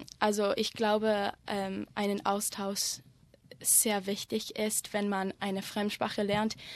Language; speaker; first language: German; non-native, learner; English